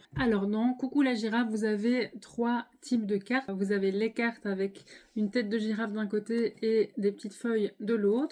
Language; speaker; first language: French; native; French